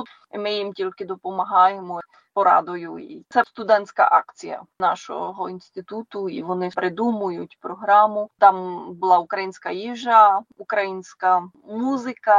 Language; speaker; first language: Ukrainian; non-native, fluent; Czech